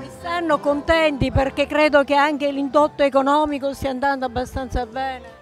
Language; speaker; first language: Italian; native; Italian